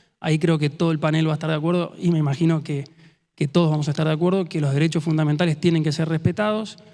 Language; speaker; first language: Spanish; native; Spanish